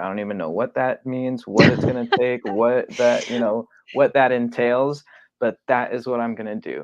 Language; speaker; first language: English; native; English